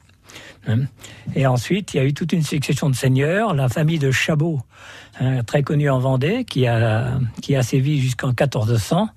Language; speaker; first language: French; native; French